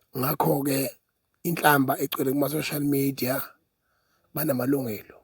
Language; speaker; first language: Zulu; native; Zulu